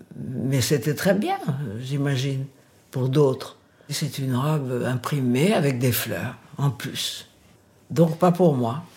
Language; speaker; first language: French; early bilingual, other home language; Portuguese